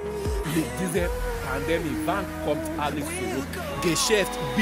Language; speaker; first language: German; non-native, learner; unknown